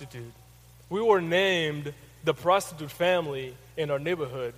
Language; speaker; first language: English; non-native, fluent; Haitian Creole